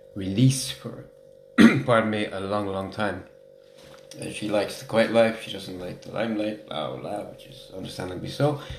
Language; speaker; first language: English; native; English